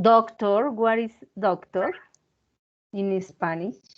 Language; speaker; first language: English; non-native, learner; Spanish